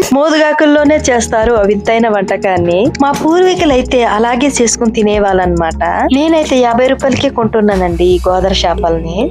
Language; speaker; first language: Telugu; non-native, local second language; Koya